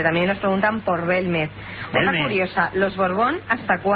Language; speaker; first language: Spanish; native; Spanish